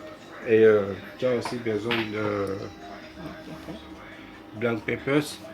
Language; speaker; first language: French; non-native, fluent; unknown